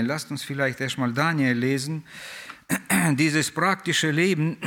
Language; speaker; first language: German; non-native, fluent; Russian